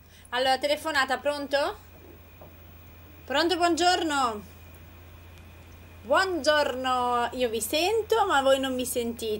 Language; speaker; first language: Italian; native; Italian